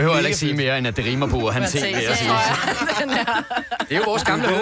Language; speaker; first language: Danish; native; Danish